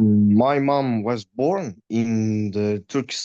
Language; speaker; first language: English; non-native, learner; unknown